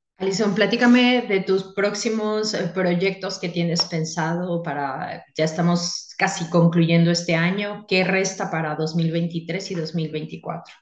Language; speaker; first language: Spanish; native; Spanish